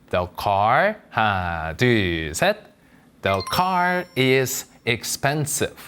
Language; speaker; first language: English; non-native, fluent; Korean